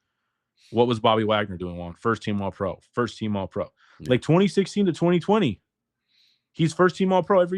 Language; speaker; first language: English; native; English